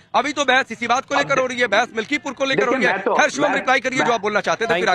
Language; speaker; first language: Hindi; native; Hindi